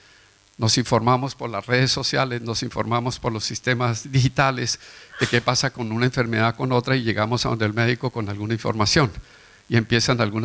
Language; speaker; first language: Spanish; native; Spanish